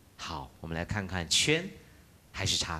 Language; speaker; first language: Chinese; native; Chinese